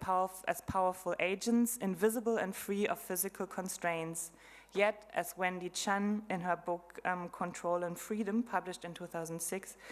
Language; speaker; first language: English; non-native, fluent; German